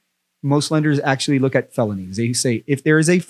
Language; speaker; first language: English; native; English